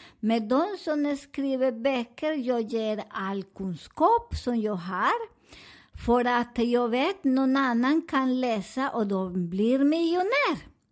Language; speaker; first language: Swedish; non-native, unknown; Spanish